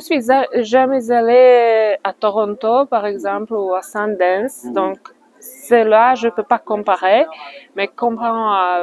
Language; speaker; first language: French; non-native, fluent; Slovak